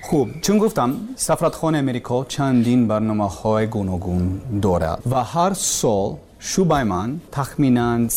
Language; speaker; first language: Persian; non-native, learner; English